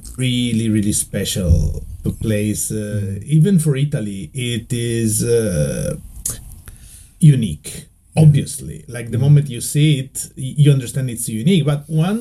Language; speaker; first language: English; non-native, fluent; Italian